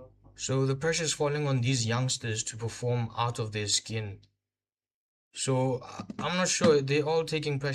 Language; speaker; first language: English; non-native, local second language; Hindi